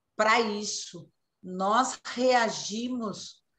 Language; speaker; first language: Portuguese; native; Portuguese